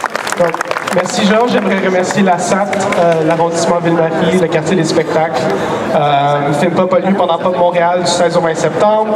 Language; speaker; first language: French; native; French